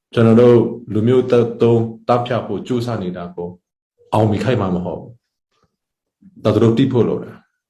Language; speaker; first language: Burmese; non-native, local second language; Hakha Chin